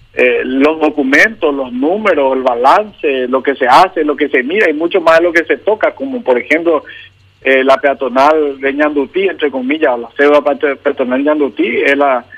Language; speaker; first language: Spanish; native; Spanish